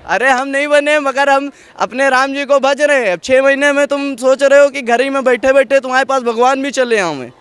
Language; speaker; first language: Hindi; native; Hindi